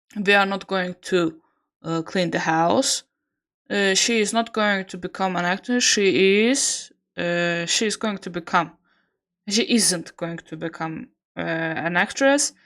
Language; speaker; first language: English; non-native, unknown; Azerbaijani